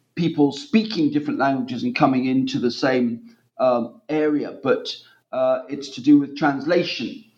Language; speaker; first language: English; native; English